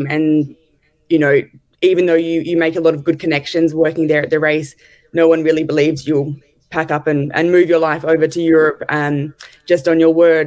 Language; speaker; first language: English; native; English